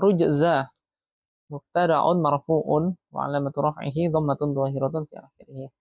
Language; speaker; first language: Arabic; non-native, fluent; Indonesian